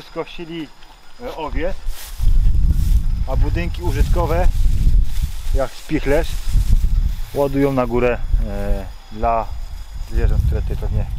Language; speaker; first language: Polish; native; Polish